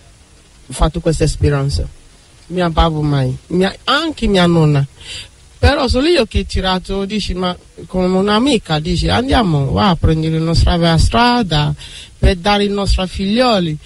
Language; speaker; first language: Italian; non-native, learner; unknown